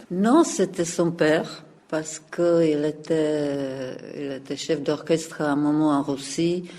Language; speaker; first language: French; non-native, fluent; Czech